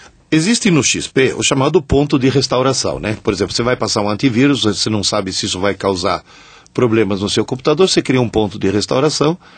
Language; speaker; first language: Portuguese; non-native, fluent; Italian